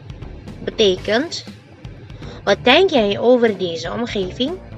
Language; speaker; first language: Dutch; non-native, learner; Indonesian